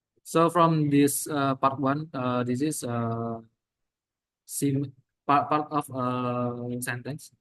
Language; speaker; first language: English; non-native, learner; Indonesian